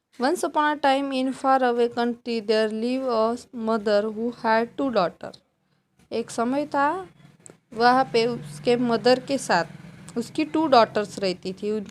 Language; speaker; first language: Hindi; non-native, local second language; Marathi